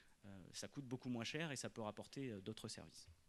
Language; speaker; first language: French; native; French